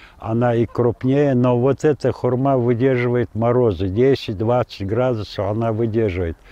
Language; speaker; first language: Russian; non-native, local second language; Ingush